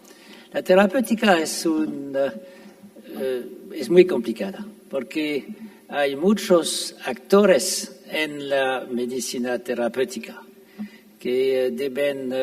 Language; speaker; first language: Spanish; non-native, fluent; French